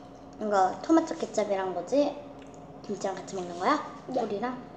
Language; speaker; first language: Korean; early bilingual, heritage; Korean